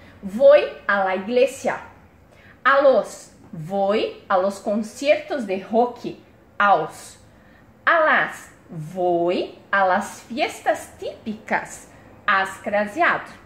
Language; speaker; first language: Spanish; non-native, fluent; Portuguese